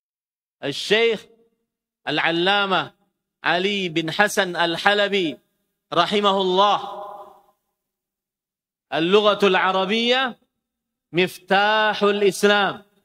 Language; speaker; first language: Arabic; non-native, fluent; Indonesian